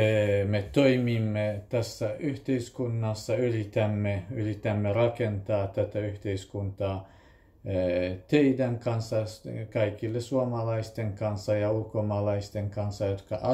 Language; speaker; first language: Finnish; non-native, fluent; Kurdish